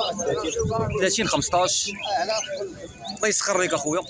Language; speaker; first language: Arabic; native; Arabic